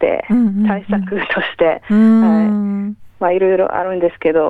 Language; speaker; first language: Japanese; non-native, fluent; English